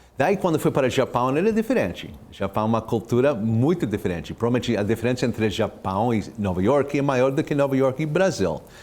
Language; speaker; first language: Portuguese; non-native, fluent; English